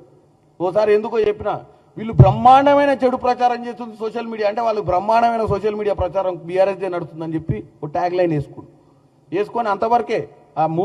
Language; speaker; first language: Telugu; native; Telugu